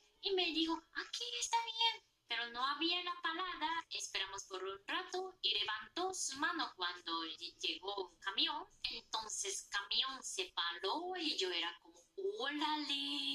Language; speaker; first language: Spanish; non-native, fluent; Japanese